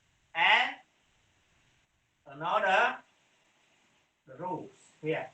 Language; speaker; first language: English; non-native, fluent; Vietnamese